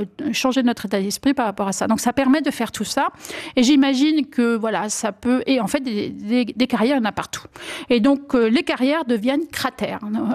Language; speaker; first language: French; native; French